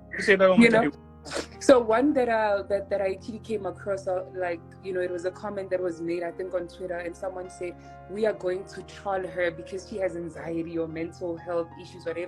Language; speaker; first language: English; non-native, local second language; Tswana